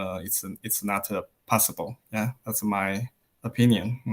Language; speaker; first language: English; non-native, learner; Chinese